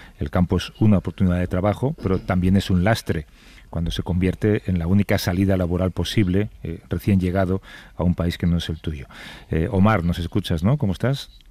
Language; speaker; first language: Spanish; native; Spanish